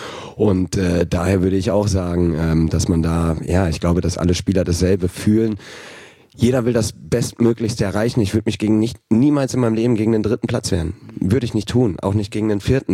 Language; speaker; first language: German; native; German